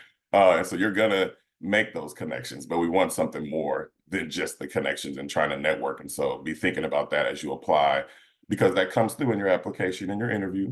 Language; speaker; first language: English; native; English